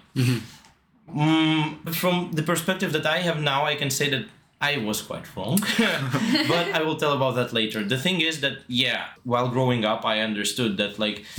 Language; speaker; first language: English; non-native, fluent; Russian